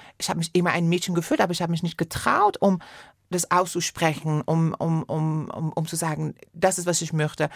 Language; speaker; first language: German; non-native, fluent; Persian